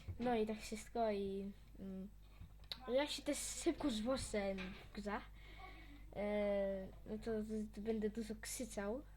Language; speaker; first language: Polish; early bilingual, heritage; Polish